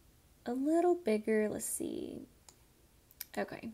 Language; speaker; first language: English; native; English